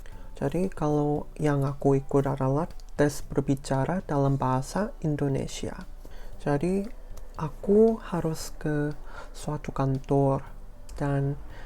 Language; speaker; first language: Indonesian; non-native, fluent; Korean